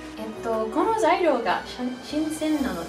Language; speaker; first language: Japanese; non-native, learner; English